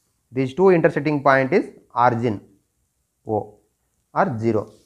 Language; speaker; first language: English; non-native, local second language; Telugu